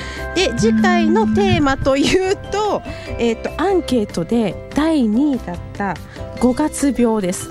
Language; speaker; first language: Japanese; native; Japanese